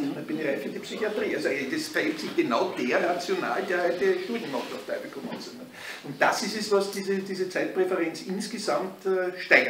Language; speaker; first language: German; native; German